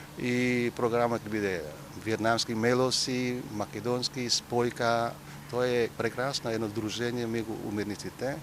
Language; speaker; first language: Macedonian; non-native, fluent; Vietnamese